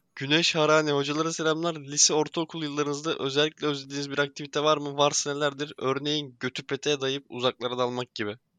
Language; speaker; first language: Turkish; native; Turkish